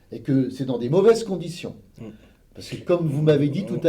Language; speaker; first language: French; native; French